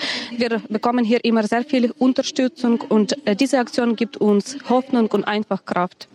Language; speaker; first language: German; non-native, fluent; Ukrainian